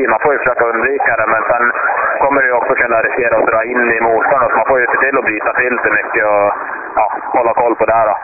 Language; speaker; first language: Swedish; native; Swedish